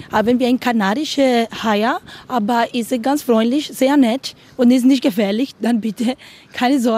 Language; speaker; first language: German; non-native, learner; Spanish